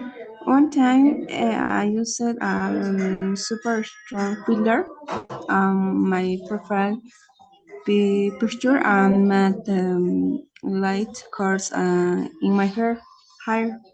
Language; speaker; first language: English; non-native, learner; Spanish